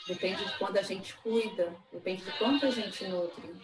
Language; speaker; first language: Portuguese; native; Portuguese